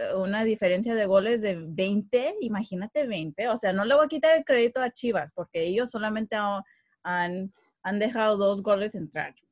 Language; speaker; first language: Spanish; early bilingual, heritage; Spanish